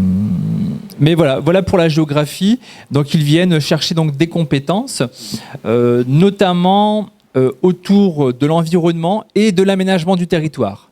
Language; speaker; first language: French; native; French